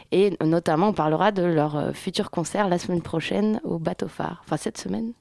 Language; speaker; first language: French; native; French